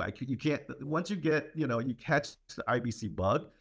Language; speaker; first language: English; native; English